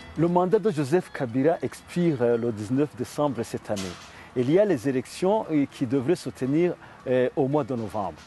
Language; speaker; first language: French; non-native, local second language; Rundi